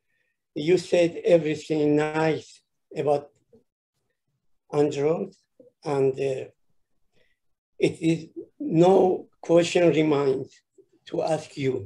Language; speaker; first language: English; non-native, learner; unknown